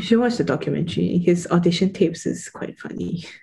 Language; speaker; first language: English; native; English